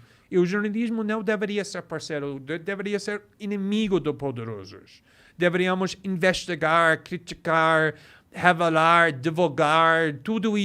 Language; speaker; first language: Portuguese; non-native, fluent; English